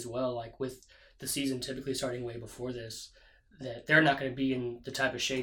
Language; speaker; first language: English; native; English